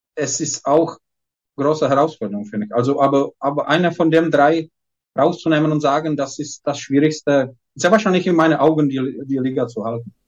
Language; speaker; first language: German; non-native, fluent; Czech